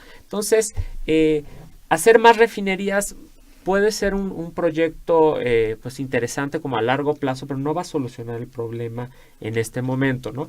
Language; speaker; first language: Spanish; native; Spanish